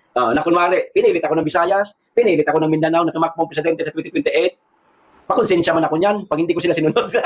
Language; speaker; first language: Filipino; non-native, local second language; Cebuano